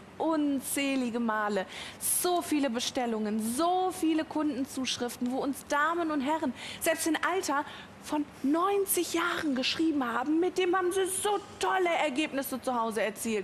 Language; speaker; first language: German; native; German